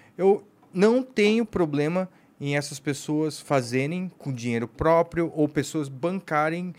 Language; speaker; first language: Portuguese; native; Portuguese